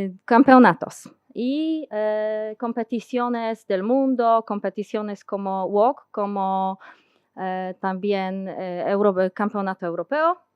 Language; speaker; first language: Spanish; non-native, learner; Polish